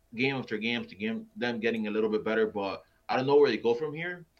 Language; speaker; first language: English; native; English